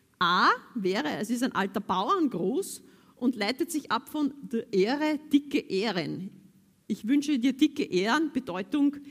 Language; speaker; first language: German; native; German